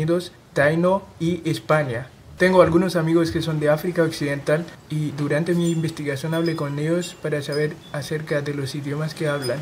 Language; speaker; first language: Spanish; non-native, fluent; Haitian Creole